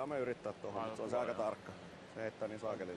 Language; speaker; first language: Finnish; native; Finnish